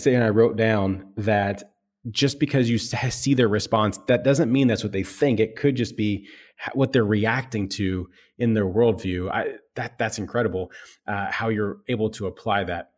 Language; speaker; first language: English; native; English